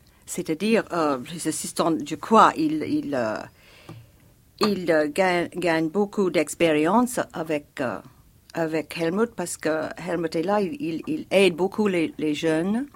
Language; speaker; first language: French; non-native, fluent; English